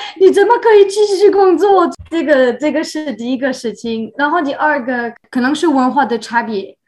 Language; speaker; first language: Chinese; non-native, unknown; French